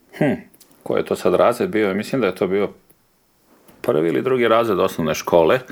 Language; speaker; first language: Croatian; native; Croatian